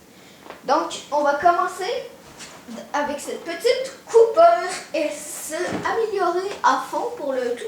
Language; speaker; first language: French; native; French